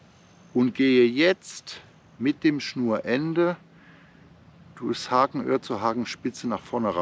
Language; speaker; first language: German; native; German